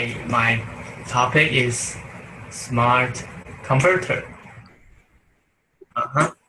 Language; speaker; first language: English; non-native, learner; Chinese